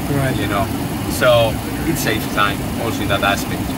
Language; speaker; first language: English; non-native, fluent; Spanish